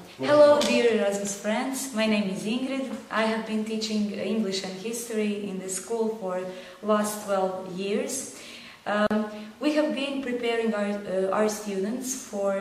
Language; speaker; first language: English; non-native, fluent; Croatian